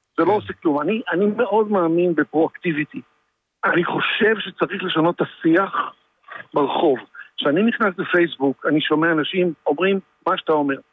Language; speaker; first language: Hebrew; native; Hebrew